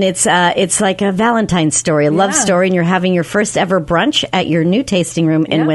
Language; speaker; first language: English; native; English